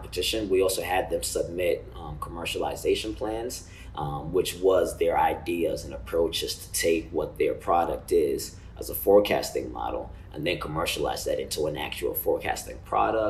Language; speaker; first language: English; non-native, local second language; Ganda